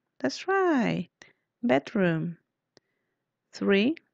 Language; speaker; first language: English; non-native, fluent; Spanish